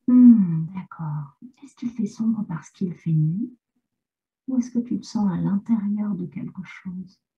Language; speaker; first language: French; native; French